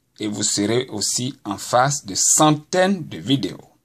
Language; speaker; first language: French; non-native, local second language; Baoulé